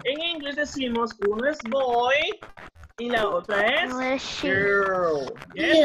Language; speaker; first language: Spanish; native; Spanish